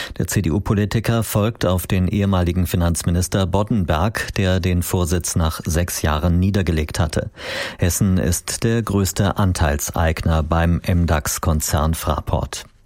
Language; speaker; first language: German; native; German